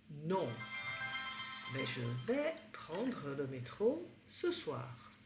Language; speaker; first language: French; non-native, fluent; Czech